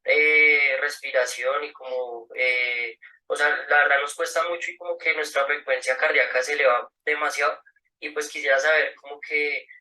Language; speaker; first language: Spanish; native; Spanish